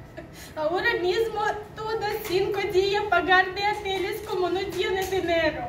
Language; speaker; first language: Spanish; non-native, learner; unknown